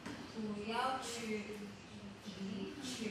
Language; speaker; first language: Chinese; non-native, learner; Filipino